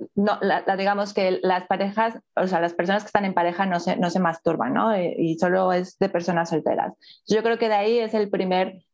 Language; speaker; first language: Spanish; native; Spanish